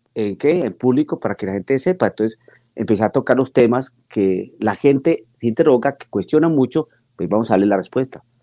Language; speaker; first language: Spanish; native; Spanish